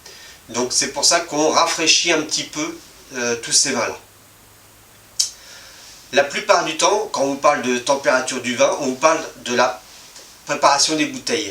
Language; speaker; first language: French; native; French